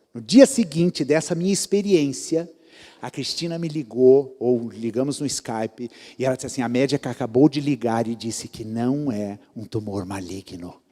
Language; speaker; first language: Portuguese; native; Portuguese